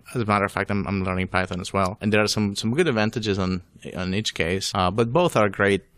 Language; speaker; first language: English; non-native, fluent; Spanish